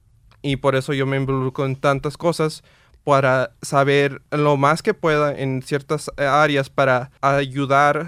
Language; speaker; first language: Spanish; early bilingual, heritage; Spanish